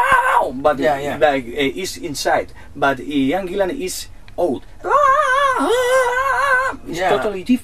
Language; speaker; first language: English; non-native, learner; Spanish